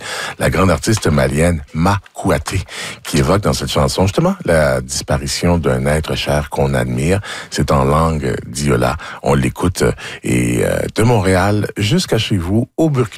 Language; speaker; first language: French; native; French